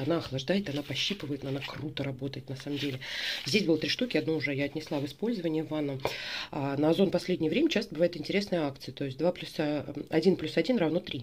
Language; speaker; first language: Russian; native; Russian